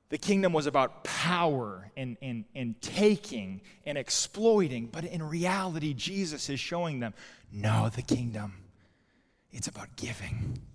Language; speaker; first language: English; native; English